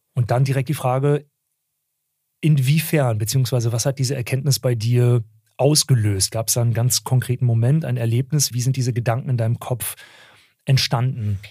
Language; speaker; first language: German; early bilingual, other home language; Turkish